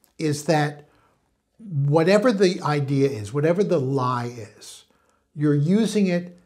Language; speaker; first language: English; native; English